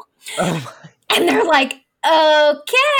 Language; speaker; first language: English; native; English